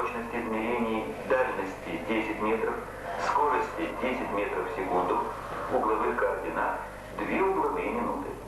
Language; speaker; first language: Russian; native; Russian